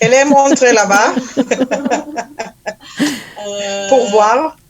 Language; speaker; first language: French; non-native, learner; Hebrew